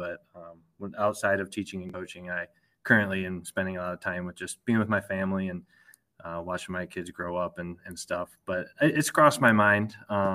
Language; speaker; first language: English; native; English